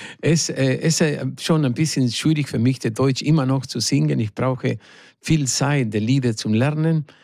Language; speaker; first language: German; non-native, learner; Spanish